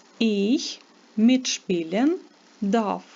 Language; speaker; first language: German; non-native, fluent; Ukrainian